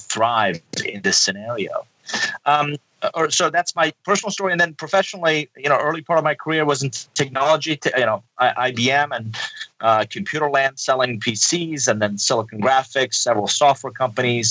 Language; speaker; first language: English; non-native, fluent; Persian